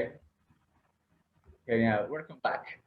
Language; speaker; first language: English; non-native, learner; Spanish